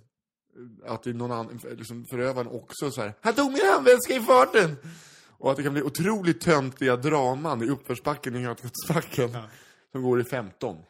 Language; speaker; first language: Swedish; native; Swedish